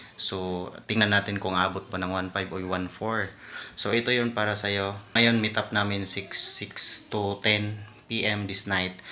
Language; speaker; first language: Filipino; non-native, local second language; Cebuano